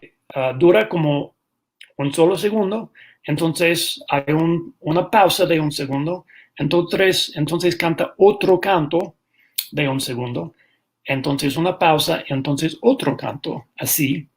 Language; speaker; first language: Spanish; non-native, fluent; English